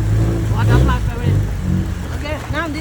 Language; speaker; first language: English; non-native, learner; Thai